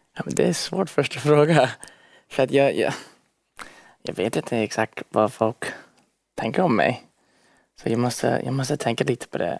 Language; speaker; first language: Swedish; early bilingual, heritage; Swedish